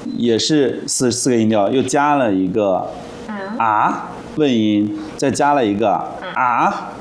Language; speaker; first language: Chinese; native; Chinese